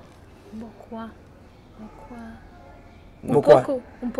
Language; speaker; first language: Portuguese; non-native, fluent; English